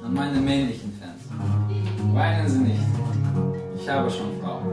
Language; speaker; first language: German; non-native, fluent; Russian